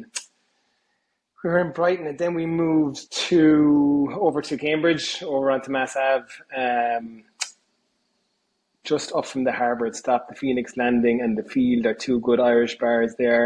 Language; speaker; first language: English; native; English